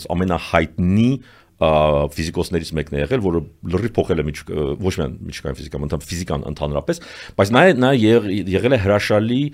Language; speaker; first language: Armenian; native; Armenian